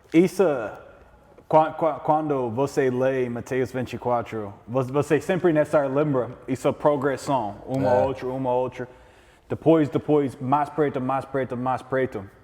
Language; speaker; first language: Portuguese; non-native, learner; English